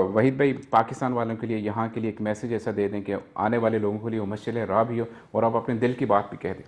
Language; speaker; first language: Urdu; non-native, local second language; Northern Hindko